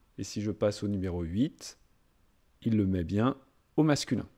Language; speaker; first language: French; native; French